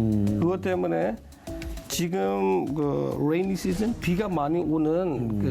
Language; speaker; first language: Korean; non-native, learner; S'gaw Karen